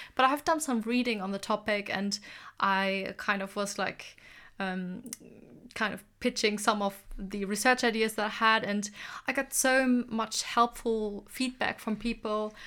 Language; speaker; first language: English; non-native, fluent; German